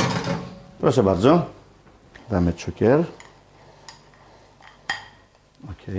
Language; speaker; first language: Polish; non-native, fluent; Greek